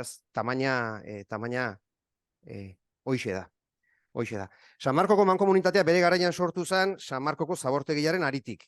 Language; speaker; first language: Basque; native; Basque